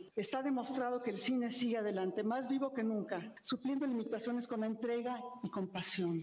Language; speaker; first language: Spanish; native; Spanish